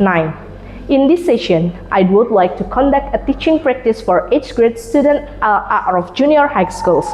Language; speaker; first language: English; non-native, learner; Indonesian